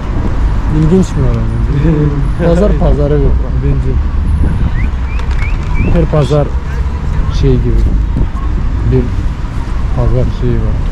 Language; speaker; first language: Turkish; non-native, learner; Bashkir